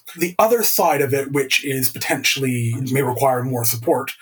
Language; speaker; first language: English; native; English